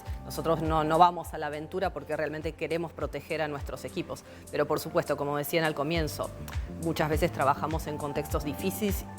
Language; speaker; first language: Spanish; native; Spanish